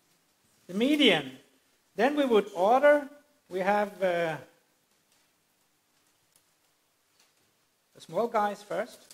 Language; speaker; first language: English; non-native, fluent; Danish